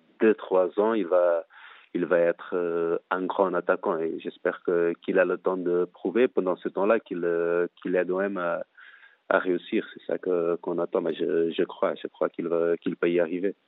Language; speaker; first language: French; non-native, fluent; Portuguese